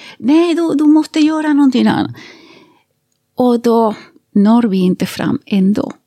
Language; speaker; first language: Swedish; non-native, fluent; Spanish